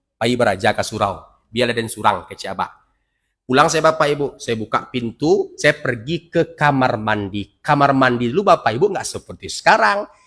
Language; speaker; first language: Indonesian; non-native, local second language; Minangkabau